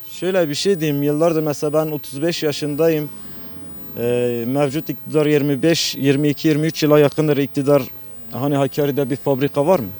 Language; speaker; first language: Turkish; non-native, local second language; Kurdish